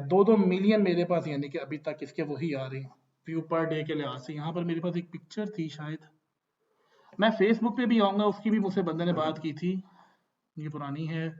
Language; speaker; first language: Urdu; non-native, local second language; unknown